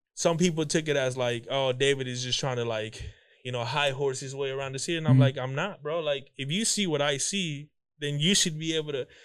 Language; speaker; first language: English; early bilingual, other home language; Spanish